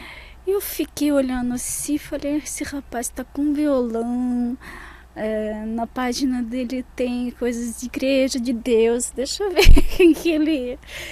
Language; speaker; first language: Portuguese; non-native, fluent; Russian